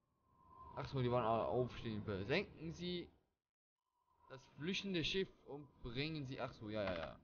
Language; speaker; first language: German; native; German